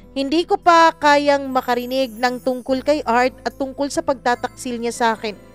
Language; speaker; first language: Filipino; non-native, local second language; Cebuano